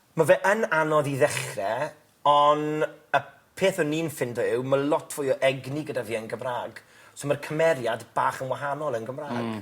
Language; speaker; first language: Welsh; native; Welsh